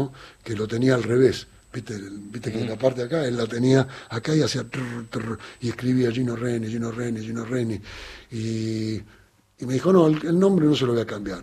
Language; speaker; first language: Spanish; native; Spanish